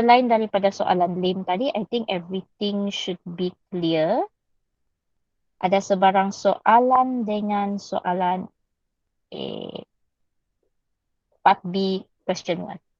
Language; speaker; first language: Malay; native; Malay